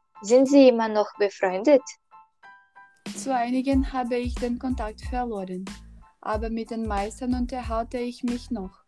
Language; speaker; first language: German; non-native, learner; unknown